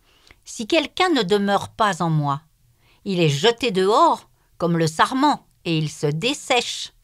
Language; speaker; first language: French; native; French